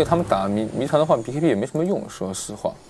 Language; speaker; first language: Chinese; native; Chinese